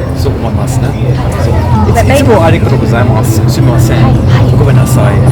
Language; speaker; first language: Japanese; non-native, learner; German